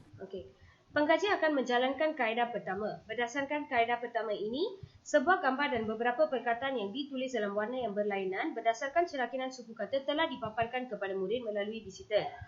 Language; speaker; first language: Malay; non-native, local second language; Tamil